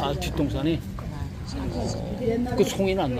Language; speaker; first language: Korean; native; Korean